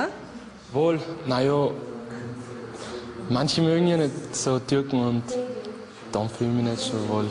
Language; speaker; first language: German; early bilingual, other home language; Turkish